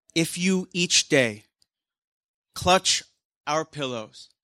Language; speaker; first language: English; native; English